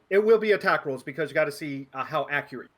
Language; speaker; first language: English; native; English